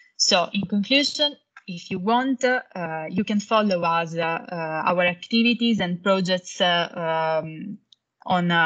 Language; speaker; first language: English; non-native, fluent; Italian